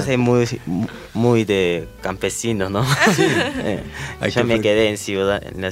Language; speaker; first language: Spanish; non-native, fluent; Korean